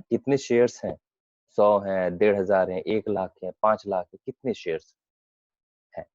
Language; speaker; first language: Hindi; native; Hindi